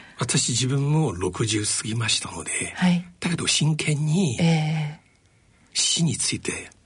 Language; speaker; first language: Japanese; non-native, fluent; Chinese